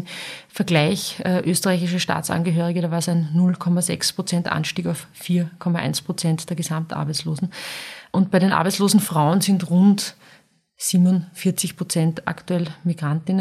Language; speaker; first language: German; native; German